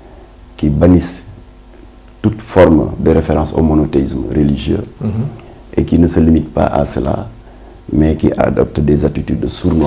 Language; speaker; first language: French; non-native, local second language; Wolof